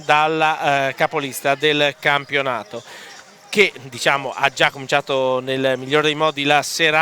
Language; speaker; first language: Italian; native; Italian